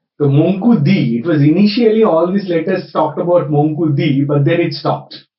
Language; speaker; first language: Hindi; non-native, local second language; Bangla